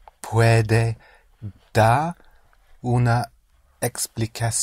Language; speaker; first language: Spanish; non-native, learner; English